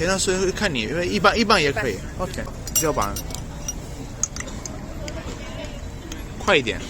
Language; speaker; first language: Chinese; non-native, fluent; Italian